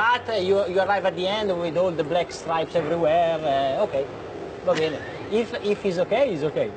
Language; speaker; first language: English; non-native, learner; Italian